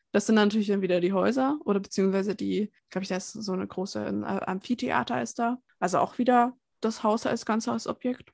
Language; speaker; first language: German; native; German